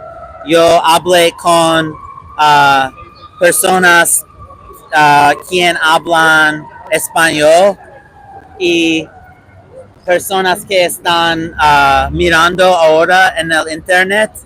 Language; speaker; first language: Spanish; non-native, learner; English